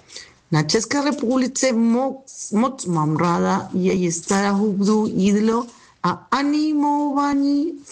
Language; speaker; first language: Czech; non-native, learner; Spanish